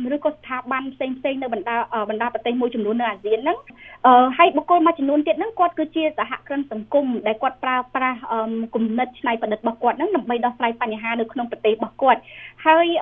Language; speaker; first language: Khmer; native; Khmer